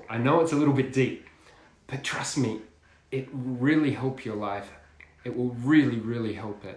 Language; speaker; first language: English; native; English